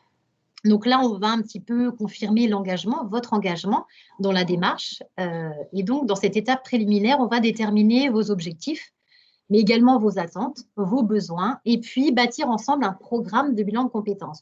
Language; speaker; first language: French; native; French